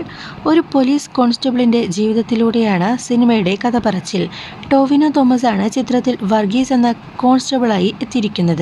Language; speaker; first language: Malayalam; native; Malayalam